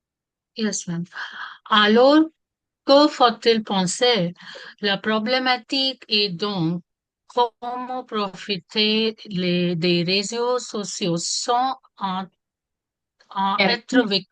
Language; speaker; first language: French; non-native, learner; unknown